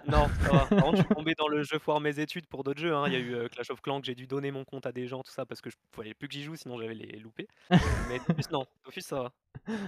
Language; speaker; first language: French; native; French